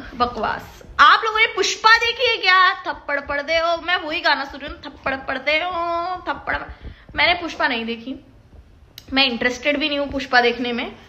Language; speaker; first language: Hindi; non-native, local second language; Marathi